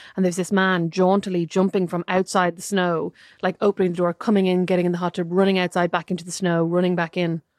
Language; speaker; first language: English; native; English